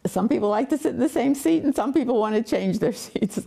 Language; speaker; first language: English; native; English